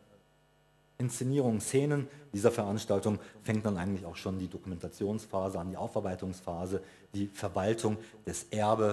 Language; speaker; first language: German; native; German